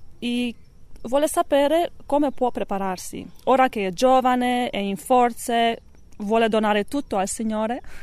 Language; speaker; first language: Italian; non-native, learner; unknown